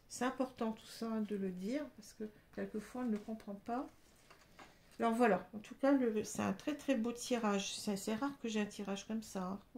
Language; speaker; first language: French; native; French